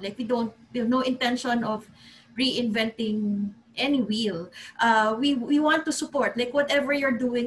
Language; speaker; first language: English; non-native, local second language; Cebuano